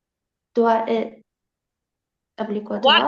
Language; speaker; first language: French; non-native, learner; Russian